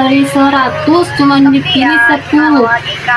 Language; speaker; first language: Indonesian; native; Indonesian